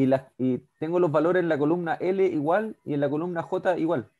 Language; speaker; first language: Spanish; native; Spanish